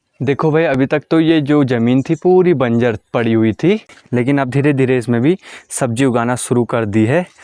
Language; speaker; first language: Hindi; non-native, local second language; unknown